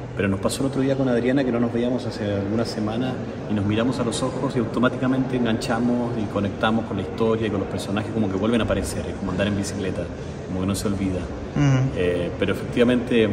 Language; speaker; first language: Spanish; native; Spanish